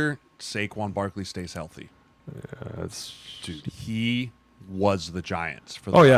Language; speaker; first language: English; native; English